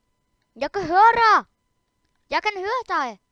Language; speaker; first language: Danish; early bilingual, other home language; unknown